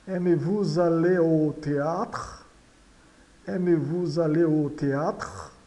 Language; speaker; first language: French; non-native, fluent; Portuguese